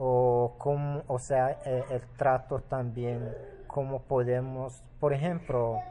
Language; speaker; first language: Spanish; non-native, local second language; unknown